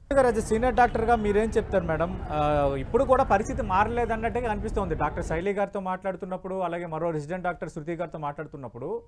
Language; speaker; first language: Telugu; native; Telugu